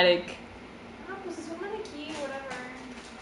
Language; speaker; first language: Spanish; native; Spanish